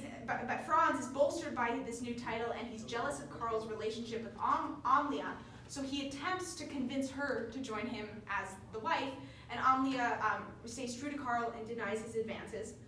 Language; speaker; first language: English; native; English